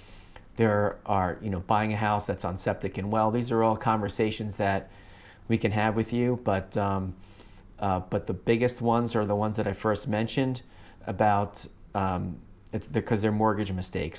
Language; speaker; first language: English; native; English